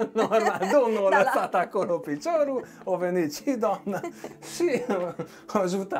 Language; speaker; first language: Romanian; non-native, local second language; Hungarian